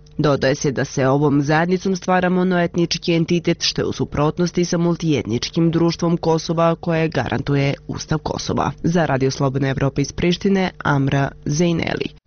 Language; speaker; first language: Serbian; non-native, local second language; Albanian